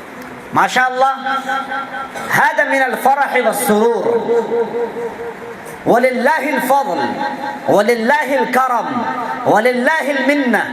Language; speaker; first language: Arabic; non-native, fluent; Urdu